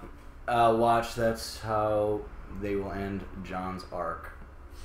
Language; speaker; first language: English; native; English